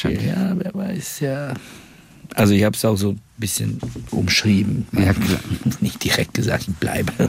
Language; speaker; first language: German; non-native, fluent; Bulgarian